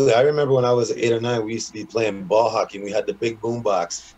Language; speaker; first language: English; native; English